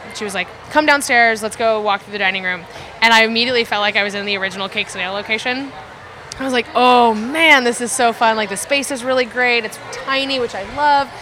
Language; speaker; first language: English; native; English